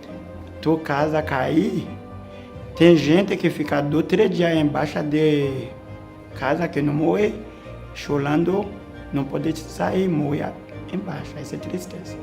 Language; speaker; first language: Portuguese; non-native, learner; Haitian Creole